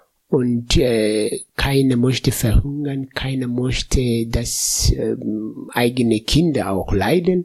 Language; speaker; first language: German; non-native, fluent; Swahili